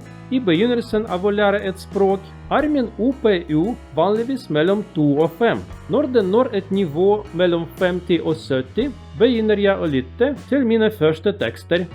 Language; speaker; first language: Norwegian; non-native, learner; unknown